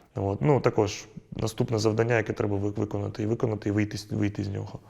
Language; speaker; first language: Ukrainian; native; Ukrainian